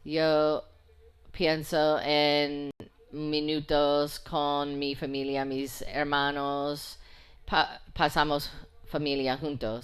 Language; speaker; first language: Spanish; non-native, fluent; English